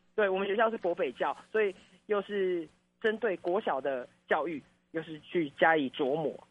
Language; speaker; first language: Chinese; native; Chinese